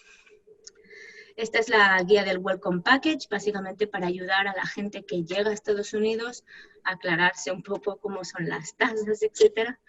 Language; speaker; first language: Spanish; native; Spanish